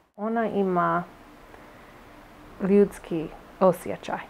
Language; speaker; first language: Bosnian; non-native, learner; English